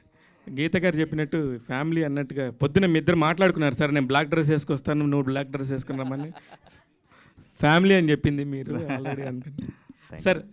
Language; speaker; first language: Telugu; native; Telugu